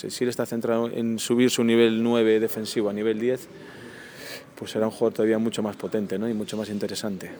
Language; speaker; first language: Spanish; native; Spanish